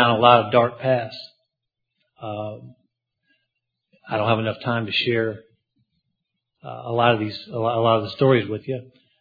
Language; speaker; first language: English; native; English